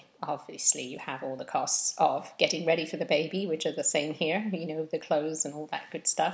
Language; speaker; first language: English; native; English